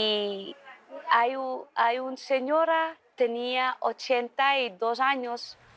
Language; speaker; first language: Spanish; non-native, learner; Dutch